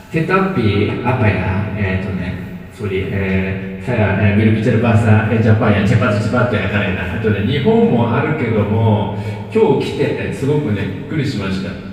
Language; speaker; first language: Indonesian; non-native, learner; Japanese